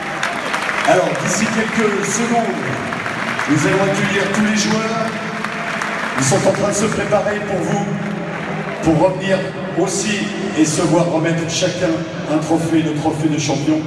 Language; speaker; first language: French; native; French